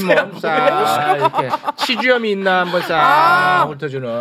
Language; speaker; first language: Korean; native; Korean